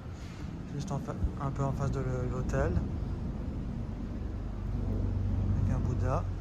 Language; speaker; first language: French; native; French